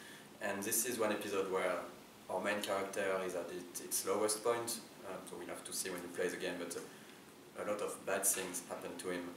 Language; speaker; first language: English; non-native, fluent; French